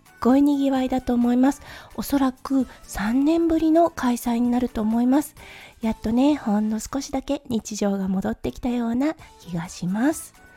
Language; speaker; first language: Japanese; native; Japanese